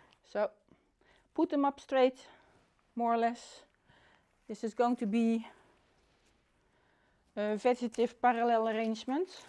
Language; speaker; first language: English; non-native, fluent; Dutch